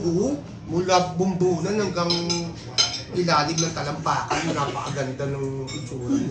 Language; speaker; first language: Filipino; native; Filipino